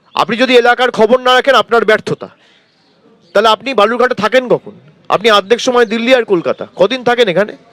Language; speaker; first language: Bangla; native; Bangla